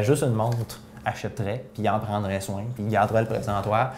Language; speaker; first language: French; native; French